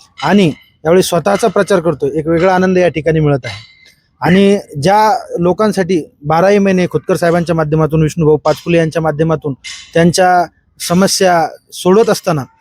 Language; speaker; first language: Marathi; native; Marathi